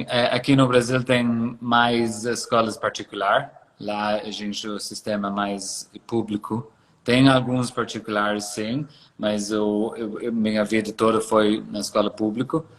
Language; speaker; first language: Portuguese; non-native, fluent; English